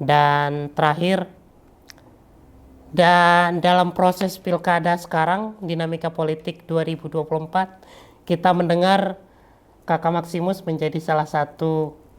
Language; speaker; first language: Malay; native; Malay